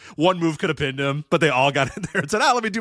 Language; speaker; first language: English; native; English